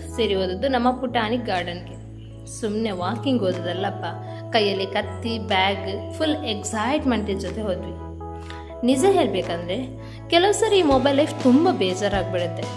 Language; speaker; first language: Kannada; non-native, local second language; Tulu